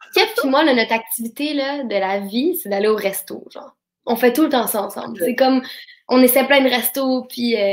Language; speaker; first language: French; native; French